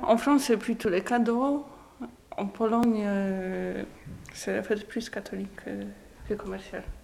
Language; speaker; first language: French; non-native, fluent; Polish